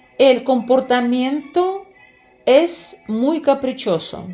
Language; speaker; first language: Spanish; non-native, fluent; Ukrainian